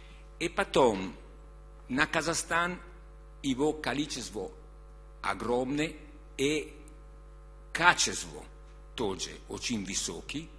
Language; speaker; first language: Russian; non-native, learner; Italian